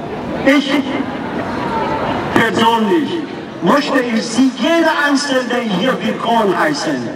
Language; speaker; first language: German; non-native, fluent; Persian